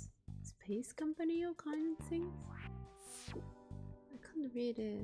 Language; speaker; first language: English; non-native, learner; Japanese